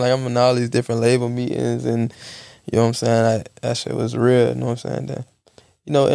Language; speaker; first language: English; native; English